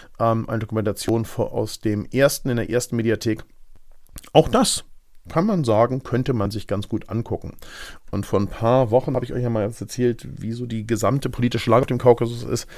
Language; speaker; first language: German; native; German